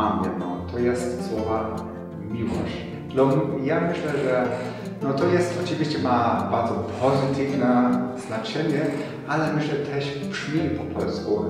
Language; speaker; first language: Polish; non-native, learner; German